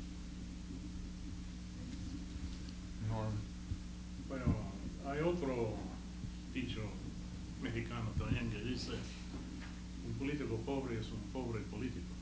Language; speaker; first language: Spanish; non-native, fluent; English